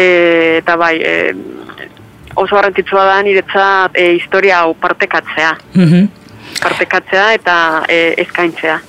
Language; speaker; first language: Basque; non-native, fluent; Spanish